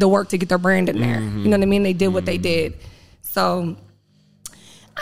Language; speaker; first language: English; native; English